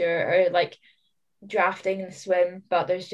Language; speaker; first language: English; native; English